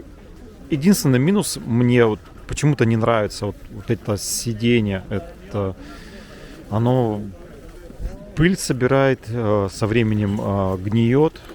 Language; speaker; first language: Russian; native; Russian